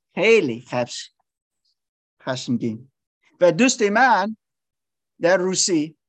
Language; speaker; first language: Persian; non-native, learner; English